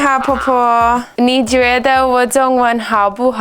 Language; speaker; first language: Chinese; early bilingual, heritage; English